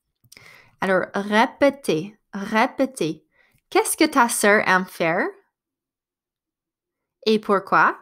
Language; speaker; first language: French; non-native, fluent; English